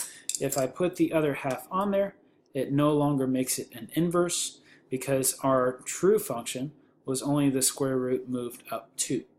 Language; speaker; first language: English; native; English